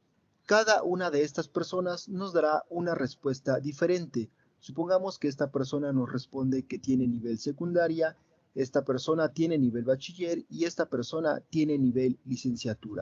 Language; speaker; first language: Spanish; native; Spanish